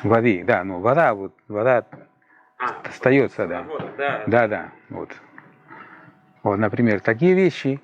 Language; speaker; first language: Russian; non-native, fluent; Spanish